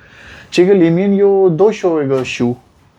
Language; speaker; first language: Chinese; non-native, learner; Urdu